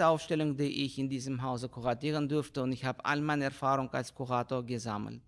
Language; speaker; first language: German; non-native, fluent; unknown